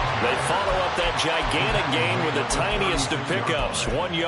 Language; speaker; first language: English; native; English